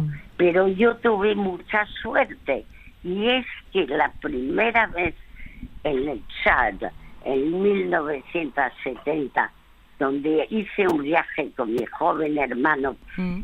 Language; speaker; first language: Spanish; early bilingual, other home language; French